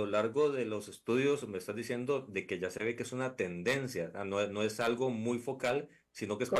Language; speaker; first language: Spanish; native; Spanish